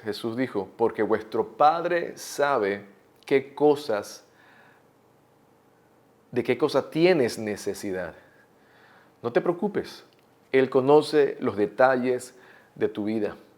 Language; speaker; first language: Spanish; native; Spanish